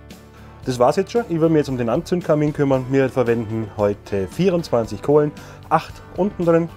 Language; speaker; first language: German; native; German